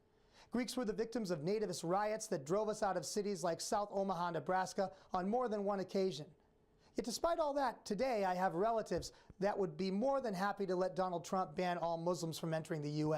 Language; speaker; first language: English; native; English